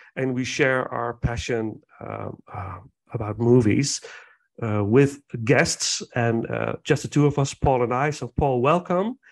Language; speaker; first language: English; non-native, fluent; Dutch